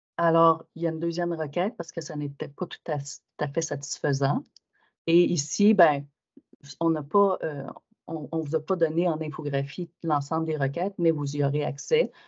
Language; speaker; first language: French; native; French